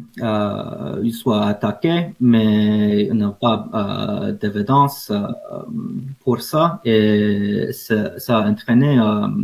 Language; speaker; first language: French; non-native, learner; English